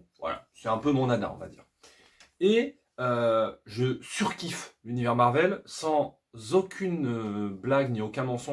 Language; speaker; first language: French; native; French